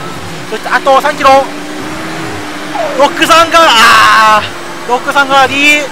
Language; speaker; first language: Japanese; non-native, learner; Korean